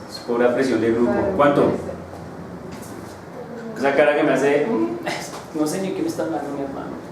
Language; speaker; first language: Spanish; native; Spanish